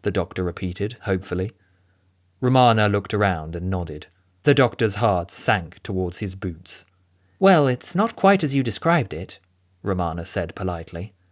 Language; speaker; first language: English; native; English